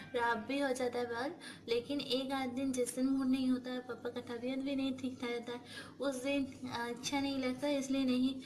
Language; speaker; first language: Hindi; non-native, local second language; Bangla